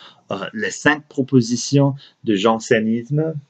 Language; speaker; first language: French; non-native, learner; English